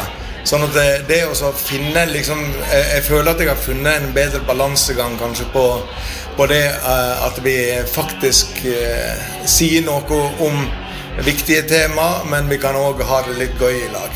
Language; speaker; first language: Norwegian; native; Norwegian